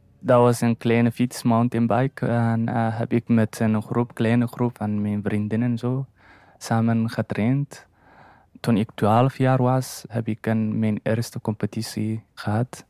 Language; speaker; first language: Dutch; non-native, learner; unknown